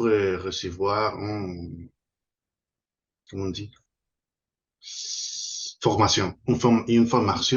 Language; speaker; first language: French; non-native, fluent; Spanish